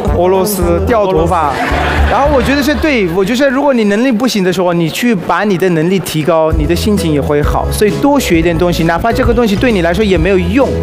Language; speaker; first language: Chinese; non-native, fluent; Persian